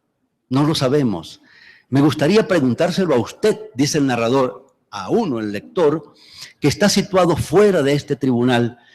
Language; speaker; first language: Spanish; native; Spanish